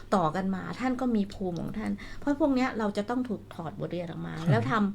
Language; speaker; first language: Thai; native; Thai